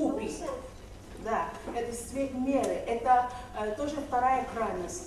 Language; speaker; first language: Russian; non-native, fluent; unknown